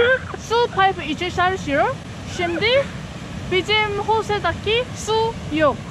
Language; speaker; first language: Turkish; non-native, learner; Nepali